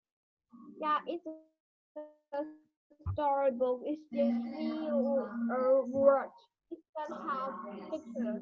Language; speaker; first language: English; non-native, learner; Vietnamese